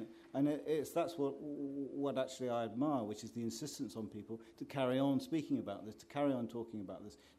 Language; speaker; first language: English; native; English